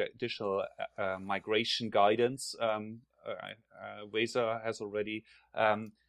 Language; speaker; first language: English; non-native, fluent; German